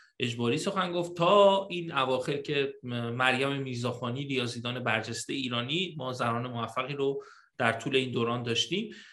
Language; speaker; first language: Persian; native; Persian